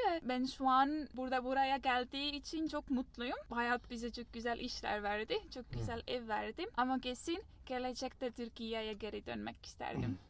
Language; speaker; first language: Turkish; non-native, fluent; Estonian